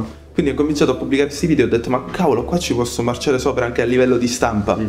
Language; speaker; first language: Italian; native; Italian